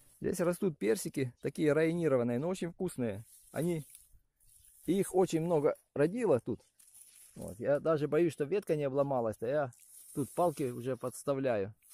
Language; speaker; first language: Russian; non-native, local second language; Ukrainian